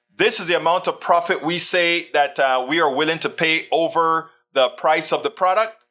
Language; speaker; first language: English; non-native, fluent; Spanish